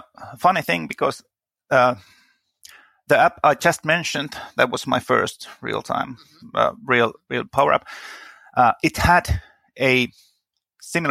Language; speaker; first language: English; non-native, fluent; Finnish